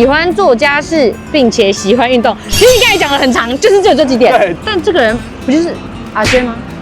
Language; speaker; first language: Chinese; native; Chinese